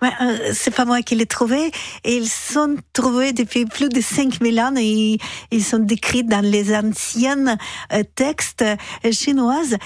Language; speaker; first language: French; non-native, fluent; Russian